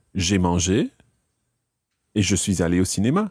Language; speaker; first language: French; non-native, fluent; English